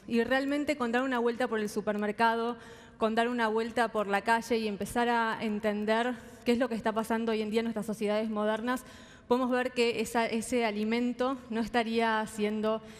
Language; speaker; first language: Spanish; native; Spanish